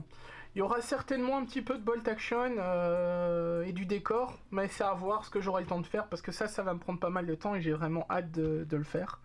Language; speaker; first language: French; native; French